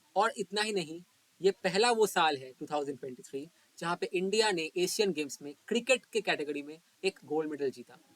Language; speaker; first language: Hindi; non-native, local second language; Bangla